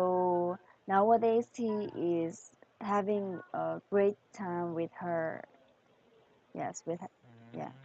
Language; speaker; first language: English; non-native, learner; Korean